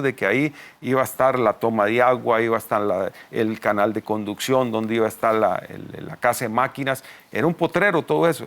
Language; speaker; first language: Spanish; native; Spanish